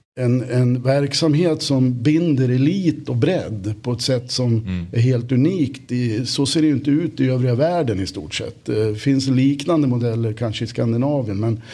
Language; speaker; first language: Swedish; native; Swedish